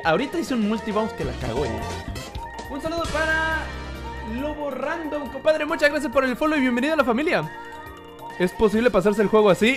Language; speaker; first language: Spanish; native; Spanish